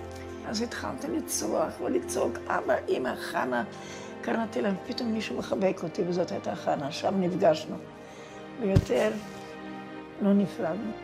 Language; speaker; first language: Hebrew; non-native, fluent; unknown